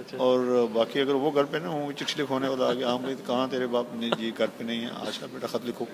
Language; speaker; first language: Urdu; non-native, local second language; Pahari-Potwari